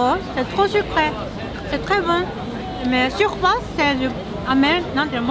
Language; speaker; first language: French; non-native, learner; Japanese